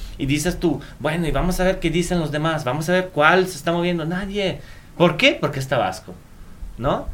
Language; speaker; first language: Spanish; non-native, fluent; Italian